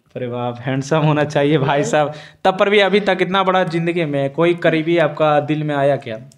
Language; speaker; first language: Hindi; native; Hindi